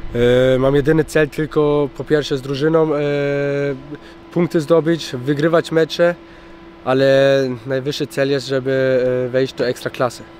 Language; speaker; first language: Polish; early bilingual, heritage; Polish